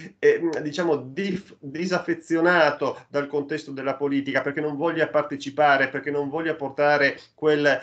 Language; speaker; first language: Italian; native; Italian